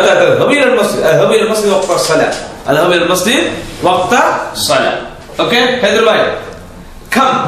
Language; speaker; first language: Arabic; non-native, learner; Tamil